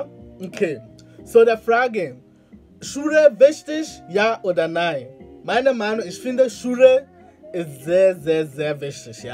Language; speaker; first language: German; non-native, learner; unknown